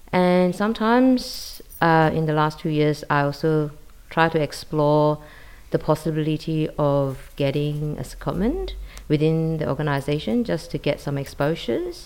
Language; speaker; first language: English; non-native, local second language; Cantonese